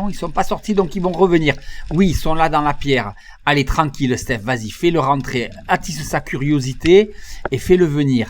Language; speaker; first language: French; native; French